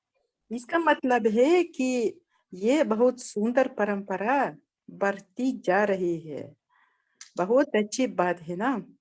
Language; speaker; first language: Hindi; non-native, fluent; Kazakh